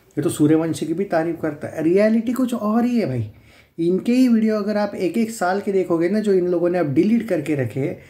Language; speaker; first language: Hindi; non-native, local second language; Marathi